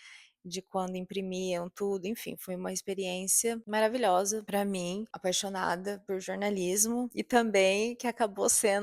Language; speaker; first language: Portuguese; native; Portuguese